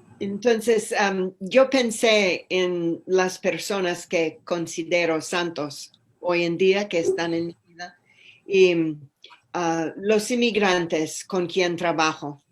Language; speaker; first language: Spanish; non-native, fluent; English